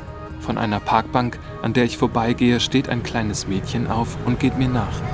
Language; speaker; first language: German; native; German